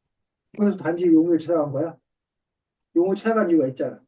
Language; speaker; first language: Korean; native; Korean